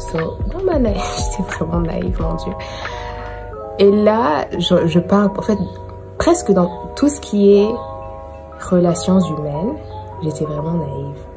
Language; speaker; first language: French; non-native, local second language; Rundi